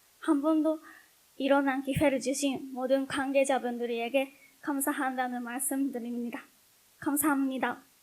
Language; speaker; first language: Korean; non-native, learner; Japanese